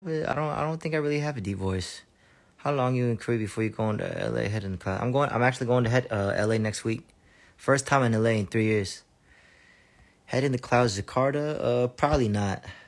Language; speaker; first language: English; early bilingual, other home language; Korean